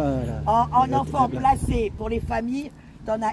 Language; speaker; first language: French; native; French